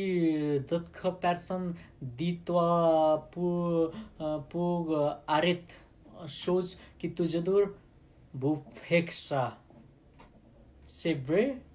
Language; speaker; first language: French; non-native, learner; Nepali